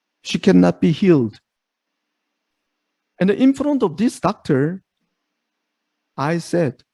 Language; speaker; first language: English; non-native, fluent; Korean